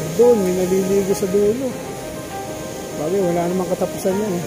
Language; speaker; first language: Filipino; non-native, local second language; Bikol